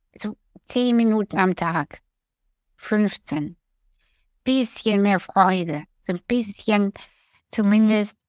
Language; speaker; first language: German; early bilingual, other home language; Russian